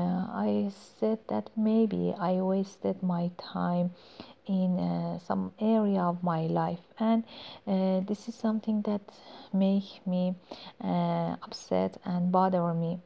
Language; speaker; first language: English; non-native, learner; Persian